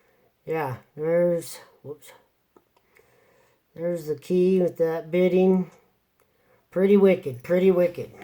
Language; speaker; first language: English; native; English